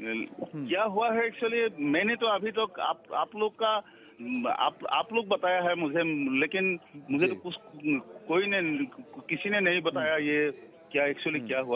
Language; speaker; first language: Hindi; non-native, local second language; Assamese